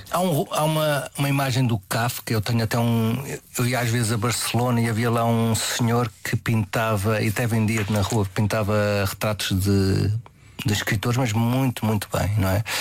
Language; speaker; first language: Portuguese; native; Portuguese